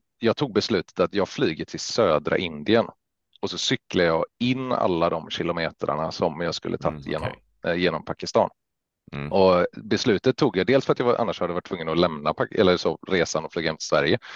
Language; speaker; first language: Swedish; native; Swedish